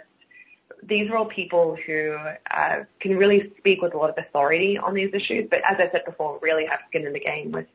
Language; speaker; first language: English; native; English